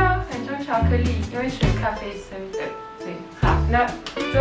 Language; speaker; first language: Chinese; non-native, learner; French